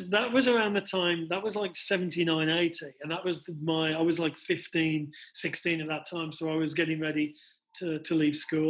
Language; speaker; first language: English; native; English